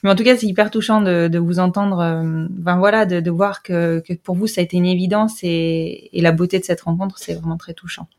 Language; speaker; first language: French; native; French